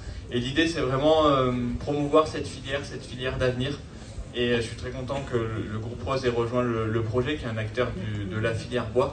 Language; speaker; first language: French; native; French